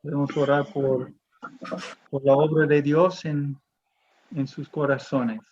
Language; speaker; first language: Spanish; non-native, fluent; English